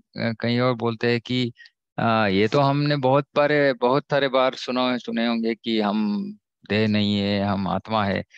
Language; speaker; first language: Hindi; non-native, local second language; Kannada